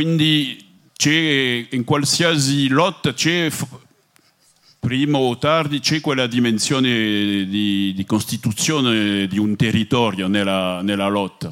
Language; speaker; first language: Italian; non-native, fluent; French